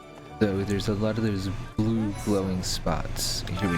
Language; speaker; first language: English; native; English